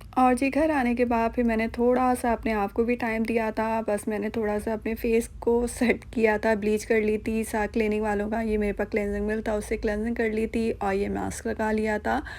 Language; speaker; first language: Urdu; non-native, local second language; Punjabi